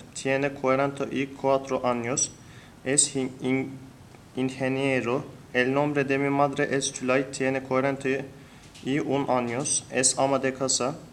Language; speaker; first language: Spanish; non-native, learner; Turkish